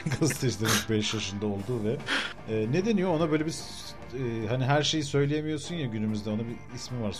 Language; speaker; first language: Turkish; native; Turkish